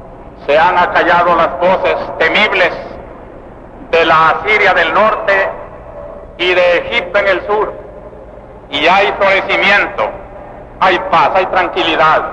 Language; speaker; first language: Spanish; native; Spanish